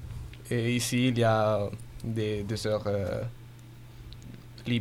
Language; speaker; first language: French; non-native, learner; Italian